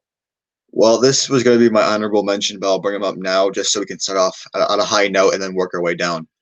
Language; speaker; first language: English; native; English